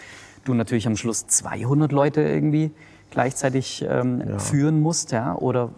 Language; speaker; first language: German; native; German